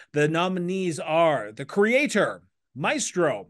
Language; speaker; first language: English; native; English